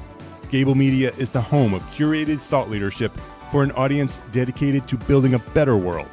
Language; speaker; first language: English; native; English